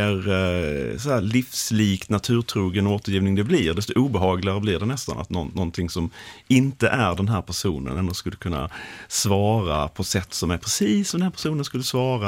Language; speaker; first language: Swedish; native; Swedish